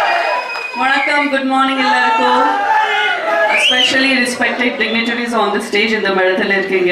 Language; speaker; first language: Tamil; non-native, learner; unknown